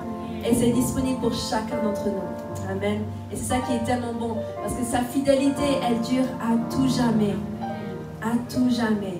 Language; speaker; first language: French; native; French